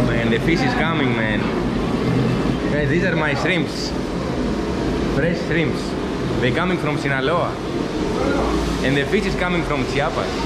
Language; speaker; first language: English; non-native, fluent; Greek